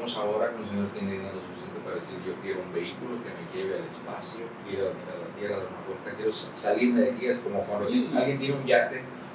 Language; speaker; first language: Spanish; native; Spanish